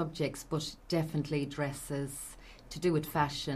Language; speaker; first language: English; native; English